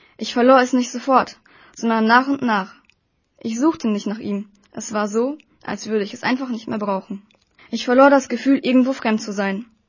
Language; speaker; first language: German; early bilingual, other home language; Russian